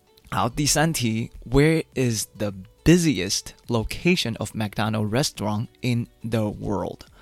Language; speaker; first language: English; non-native, fluent; Chinese